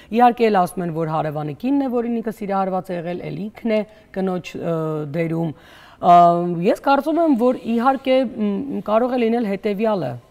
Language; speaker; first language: Armenian; native; Armenian